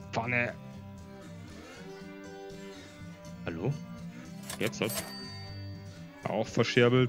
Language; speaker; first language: German; native; German